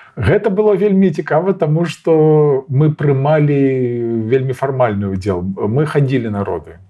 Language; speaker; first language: Belarusian; native; Belarusian